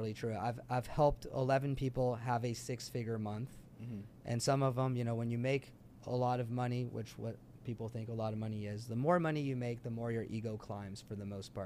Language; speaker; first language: English; early bilingual, other home language; French